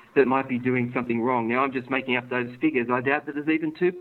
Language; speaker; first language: English; native; English